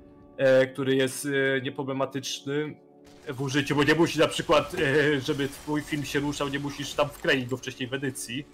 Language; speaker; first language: Polish; native; Polish